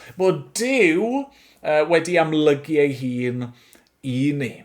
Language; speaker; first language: Welsh; native; Welsh